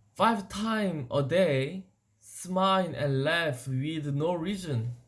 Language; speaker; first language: English; non-native, learner; Korean